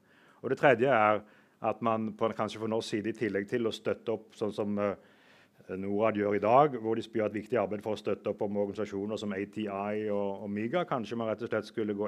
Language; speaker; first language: Norwegian; native; Norwegian